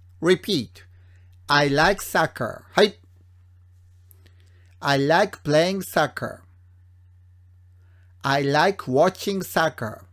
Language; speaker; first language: English; non-native, fluent; Japanese